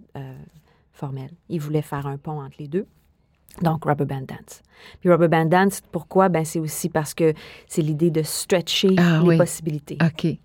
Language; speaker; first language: French; native; French